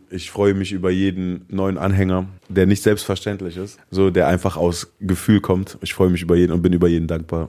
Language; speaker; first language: German; early bilingual, other home language; Arabic